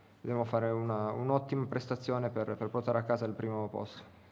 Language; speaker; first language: Italian; native; Italian